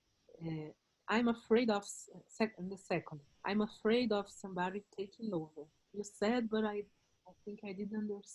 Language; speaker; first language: English; non-native, learner; Portuguese